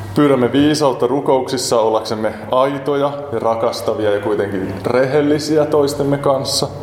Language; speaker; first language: Finnish; native; Finnish